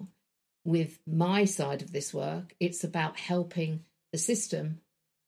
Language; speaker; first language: English; native; English